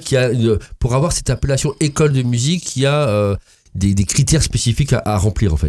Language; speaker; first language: French; native; French